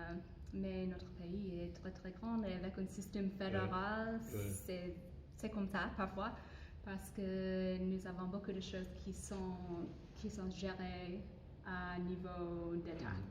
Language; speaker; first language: French; non-native, fluent; English